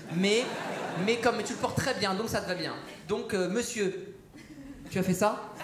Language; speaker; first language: French; early bilingual, other home language; Persian